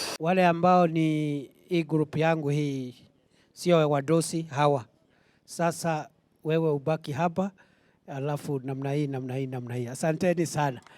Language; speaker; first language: Swahili; non-native, local second language; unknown